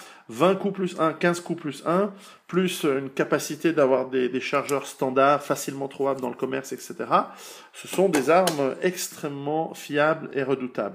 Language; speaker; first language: French; native; French